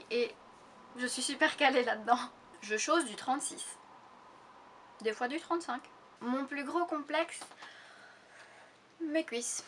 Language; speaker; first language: French; native; French